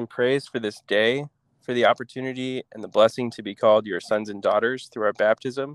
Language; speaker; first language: English; native; English